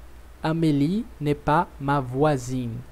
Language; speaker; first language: French; non-native, fluent; Portuguese